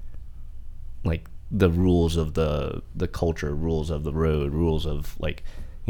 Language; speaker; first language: English; early bilingual, other home language; Vietnamese